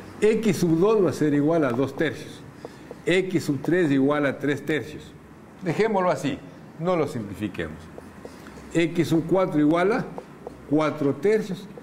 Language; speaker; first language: Spanish; native; Spanish